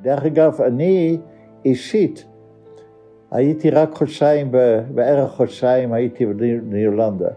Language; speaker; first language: Hebrew; non-native, fluent; Dutch